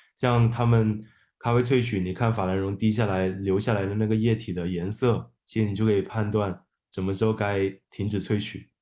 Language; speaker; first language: Chinese; non-native, fluent; Japanese